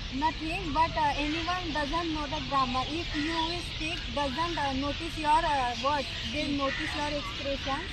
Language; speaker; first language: English; non-native, learner; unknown